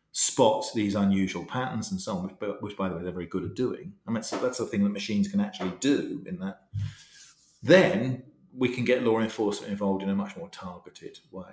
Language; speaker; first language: English; native; English